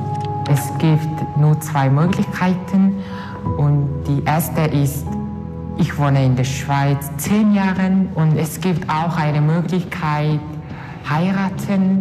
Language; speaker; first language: German; non-native, learner; Mongolian